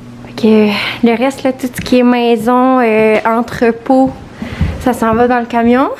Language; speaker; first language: French; native; French